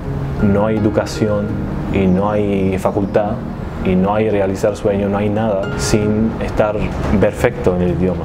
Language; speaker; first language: Spanish; non-native, fluent; Arabic